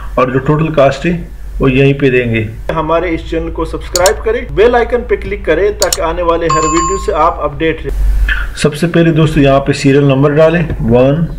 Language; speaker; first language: Urdu; non-native, local second language; Punjabi